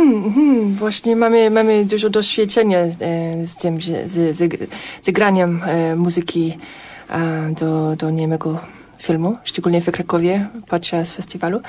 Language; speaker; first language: Polish; non-native, fluent; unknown